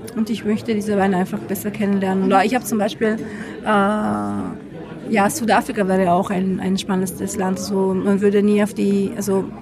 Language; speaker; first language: German; non-native, fluent; Italian